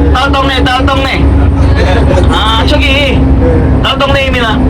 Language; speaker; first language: Korean; non-native, learner; Indonesian